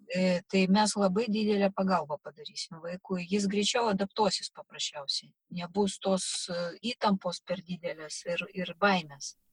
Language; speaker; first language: Lithuanian; non-native, local second language; Russian